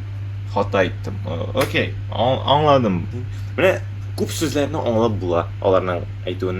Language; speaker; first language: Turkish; non-native, learner; Tatar